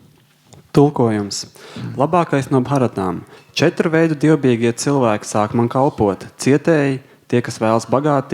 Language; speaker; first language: Latvian; native; Latvian